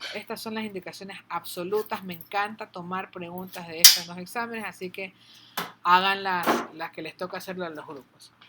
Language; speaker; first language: Spanish; native; Spanish